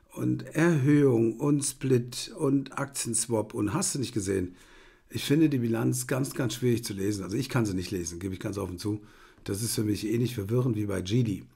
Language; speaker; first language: German; native; German